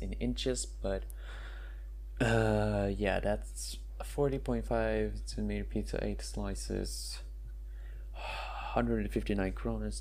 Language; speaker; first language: English; non-native, fluent; Norwegian